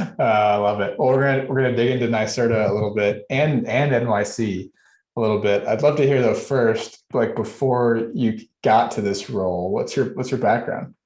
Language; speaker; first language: English; native; English